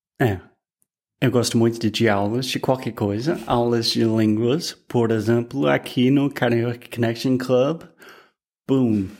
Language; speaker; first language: Portuguese; non-native, fluent; English